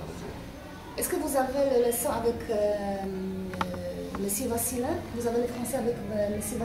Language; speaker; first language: French; non-native, fluent; Polish